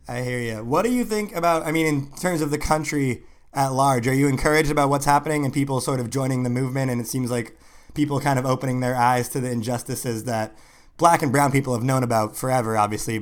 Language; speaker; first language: English; native; English